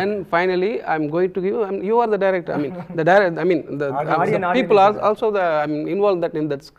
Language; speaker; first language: Telugu; non-native, local second language; Tamil